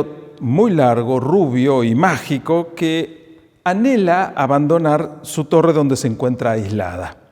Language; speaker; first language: Spanish; native; Spanish